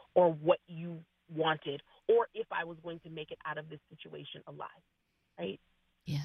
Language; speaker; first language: English; native; English